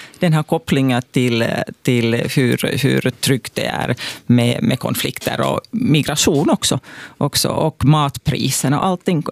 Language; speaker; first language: Swedish; non-native, local second language; Finnish